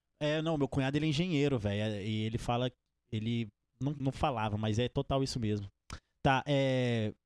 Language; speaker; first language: Portuguese; native; Portuguese